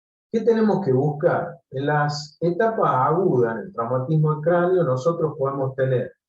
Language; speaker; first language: Spanish; native; Spanish